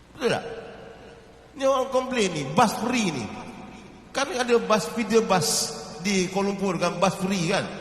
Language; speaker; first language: Malay; native; Malay